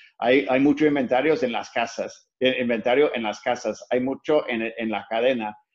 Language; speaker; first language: Spanish; non-native, fluent; English